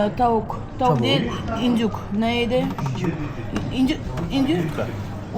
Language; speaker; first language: Turkish; non-native, learner; Kazakh